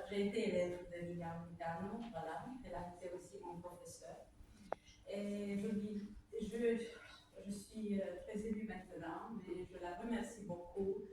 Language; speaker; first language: French; non-native, fluent; Romanian